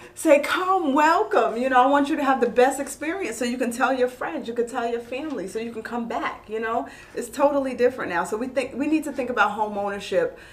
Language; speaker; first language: English; native; English